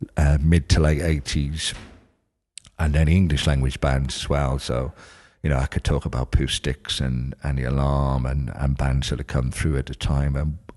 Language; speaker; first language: English; native; English